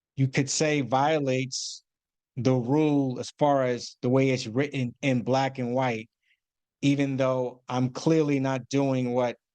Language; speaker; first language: English; native; English